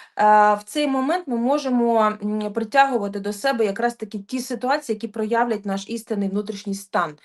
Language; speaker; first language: Ukrainian; non-native, local second language; Russian